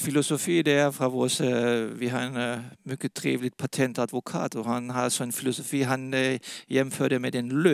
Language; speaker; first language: Swedish; non-native, fluent; Danish